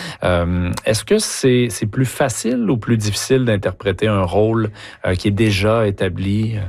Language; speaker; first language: French; native; French